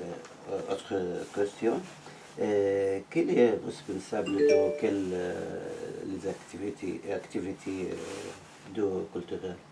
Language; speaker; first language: French; non-native, learner; Arabic